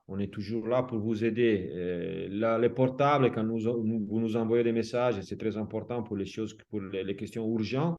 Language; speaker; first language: French; non-native, fluent; Italian